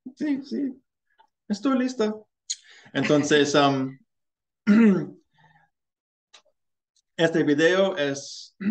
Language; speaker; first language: Spanish; non-native, learner; English